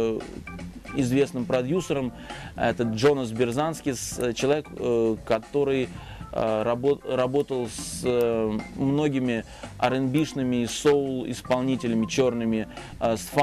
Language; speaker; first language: Russian; native; Russian